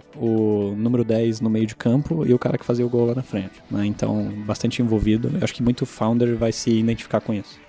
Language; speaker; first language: Portuguese; non-native, fluent; German